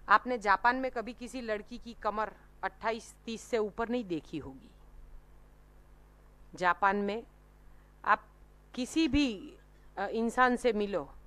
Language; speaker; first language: Hindi; non-native, local second language; Gujarati